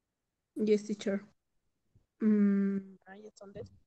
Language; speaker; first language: English; non-native, learner; Spanish